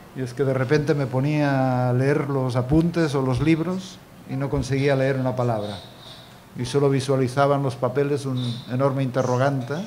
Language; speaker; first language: Spanish; native; Spanish